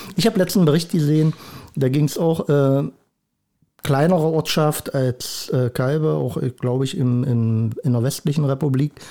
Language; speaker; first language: German; native; German